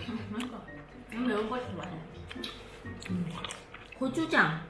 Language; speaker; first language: Korean; non-native, learner; Khmer